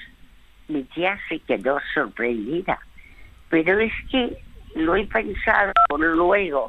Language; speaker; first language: Spanish; early bilingual, other home language; French